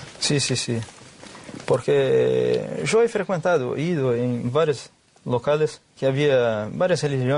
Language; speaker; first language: Spanish; non-native, learner; Portuguese